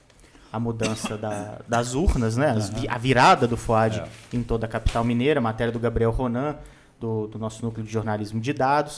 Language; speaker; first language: Portuguese; native; Portuguese